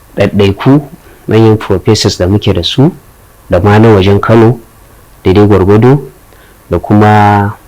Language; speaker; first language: Hausa; native; Hausa